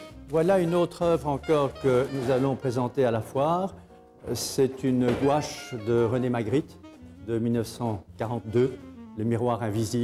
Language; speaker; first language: French; native; French